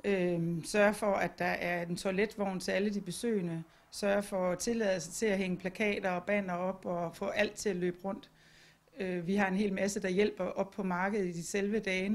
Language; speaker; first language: Danish; native; Danish